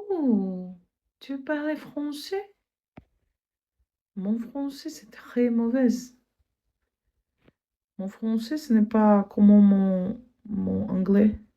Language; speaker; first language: French; non-native, learner; Portuguese